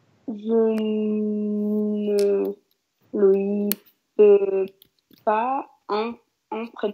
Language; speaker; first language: French; non-native, learner; Russian